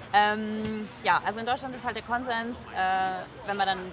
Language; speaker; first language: German; early bilingual, heritage; French